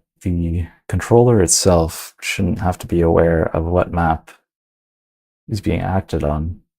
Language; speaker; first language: English; native; English